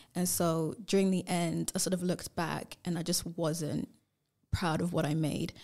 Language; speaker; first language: English; native; English